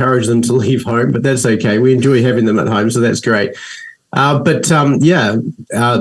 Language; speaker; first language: English; native; English